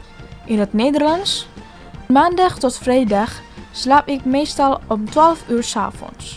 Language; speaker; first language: Dutch; non-native, learner; Indonesian